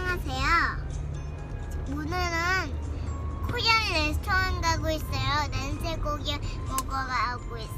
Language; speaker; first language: Korean; early bilingual, heritage; Korean